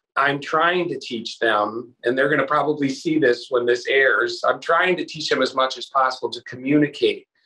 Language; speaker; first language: English; native; English